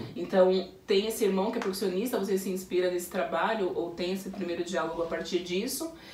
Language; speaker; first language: Portuguese; native; Portuguese